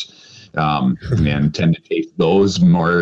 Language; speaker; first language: English; native; English